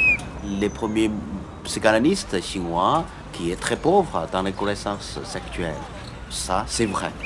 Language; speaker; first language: French; non-native, fluent; Chinese